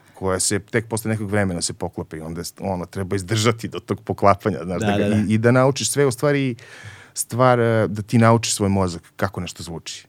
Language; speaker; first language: Serbian; native; Serbian